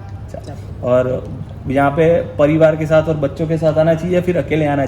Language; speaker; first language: Hindi; native; Hindi